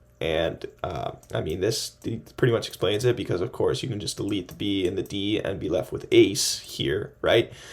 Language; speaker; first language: English; native; English